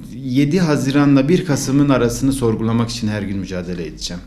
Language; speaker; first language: Turkish; native; Turkish